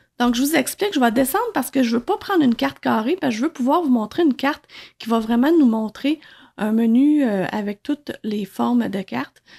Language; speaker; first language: French; native; French